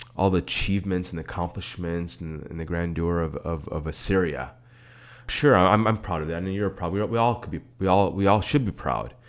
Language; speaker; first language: English; native; English